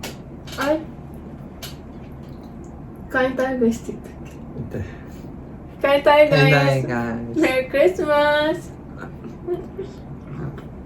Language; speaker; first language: Japanese; non-native, fluent; Filipino